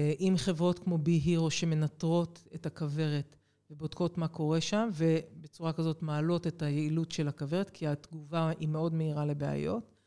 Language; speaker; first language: Hebrew; native; Hebrew